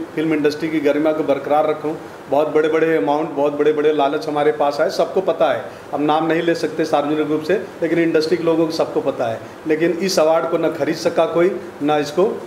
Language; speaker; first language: Hindi; native; Hindi